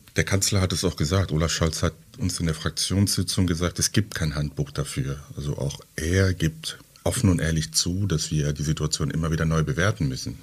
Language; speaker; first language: German; early bilingual, other home language; French